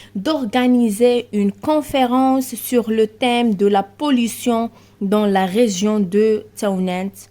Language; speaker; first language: French; non-native, local second language; Arabic